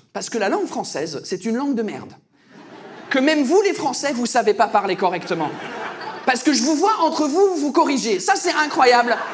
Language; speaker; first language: French; early bilingual, other home language; English